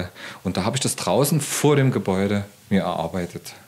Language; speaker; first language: German; native; German